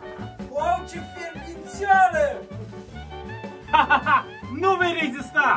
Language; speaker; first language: Romanian; native; Romanian